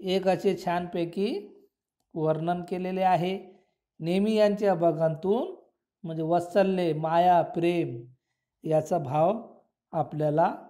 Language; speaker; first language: Marathi; non-native, local second language; Urdu